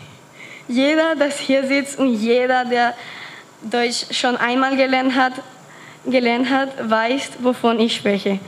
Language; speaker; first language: German; non-native, fluent; Spanish